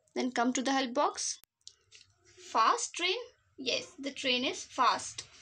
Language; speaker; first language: English; non-native, local second language; Hindi